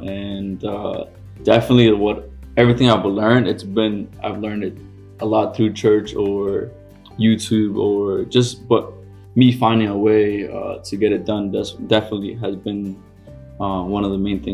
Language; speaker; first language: English; early bilingual, other home language; Spanish